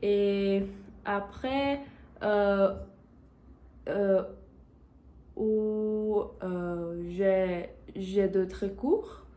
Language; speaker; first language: French; non-native, learner; Portuguese